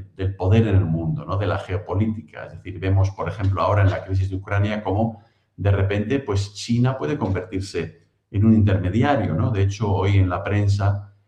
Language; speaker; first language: Spanish; native; Spanish